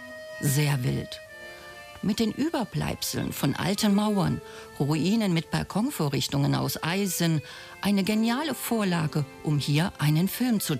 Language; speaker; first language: German; native; German